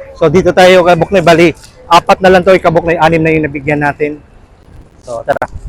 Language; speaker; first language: Filipino; native; Filipino